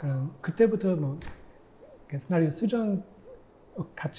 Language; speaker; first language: Korean; non-native, fluent; English